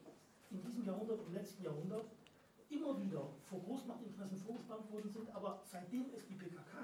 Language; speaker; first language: German; native; German